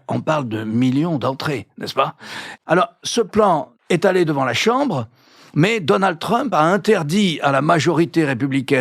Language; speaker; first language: French; native; French